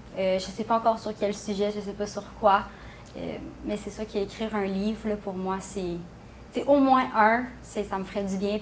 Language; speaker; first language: French; native; French